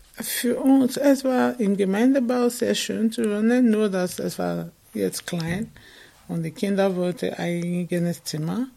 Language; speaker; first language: German; non-native, fluent; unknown